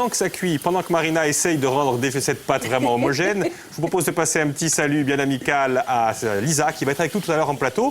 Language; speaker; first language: French; native; French